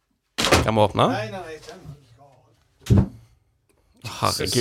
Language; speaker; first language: Norwegian; native; Norwegian